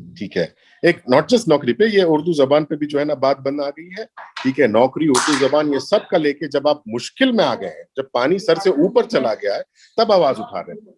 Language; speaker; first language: Hindi; non-native, local second language; Urdu